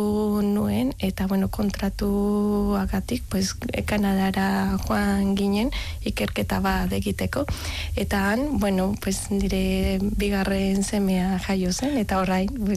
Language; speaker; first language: Basque; non-native, learner; Spanish